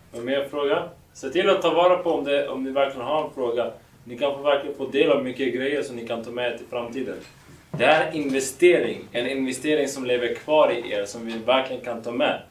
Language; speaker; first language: Swedish; native; Swedish